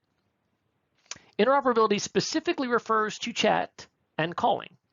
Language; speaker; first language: English; native; English